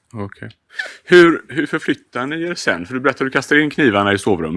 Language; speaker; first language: Swedish; native; Swedish